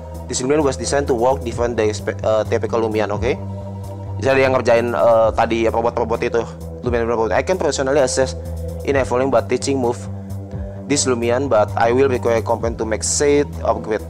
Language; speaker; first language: English; non-native, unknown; Indonesian